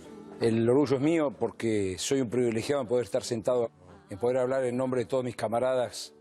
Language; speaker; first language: Spanish; native; Spanish